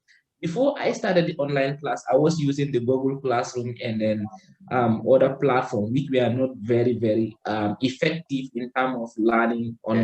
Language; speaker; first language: English; non-native, learner; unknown